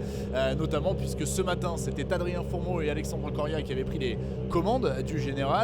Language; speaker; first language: French; native; French